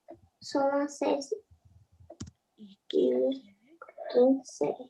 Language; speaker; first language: Spanish; non-native, learner; English